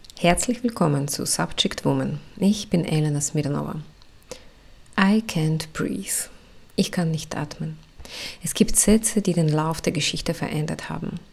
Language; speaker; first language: German; non-native, fluent; Russian